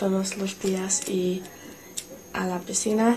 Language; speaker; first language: Spanish; non-native, learner; English